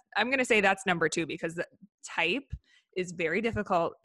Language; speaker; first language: English; native; English